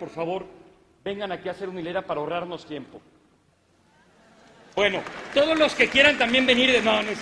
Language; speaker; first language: Spanish; native; Spanish